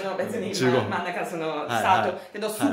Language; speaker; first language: Japanese; non-native, learner; Italian